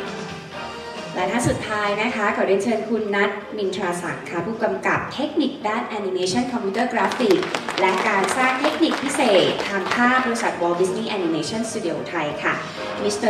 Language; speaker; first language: Thai; native; Thai